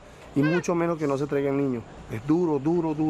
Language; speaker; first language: Spanish; native; Spanish